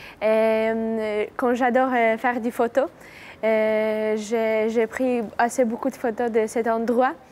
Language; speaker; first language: French; non-native, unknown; Polish